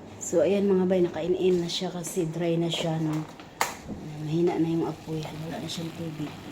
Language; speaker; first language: Filipino; non-native, local second language; Cebuano